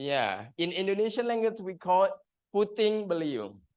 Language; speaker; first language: English; non-native, learner; Indonesian